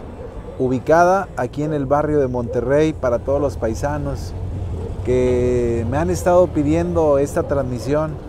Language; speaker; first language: Spanish; native; Spanish